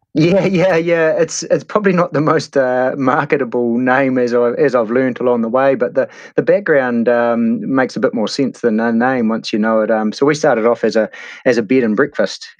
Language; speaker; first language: English; native; English